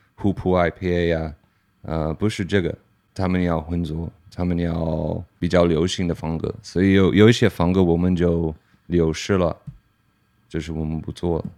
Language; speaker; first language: Chinese; non-native, fluent; English